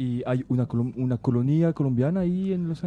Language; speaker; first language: Spanish; non-native, learner; French